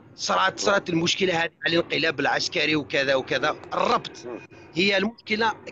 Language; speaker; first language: Arabic; non-native, local second language; Kabyle